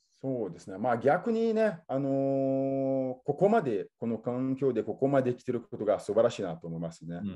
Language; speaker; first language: Japanese; non-native, fluent; Portuguese